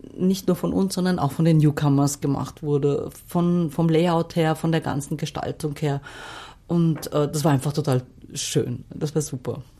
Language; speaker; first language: German; non-native, fluent; Arabic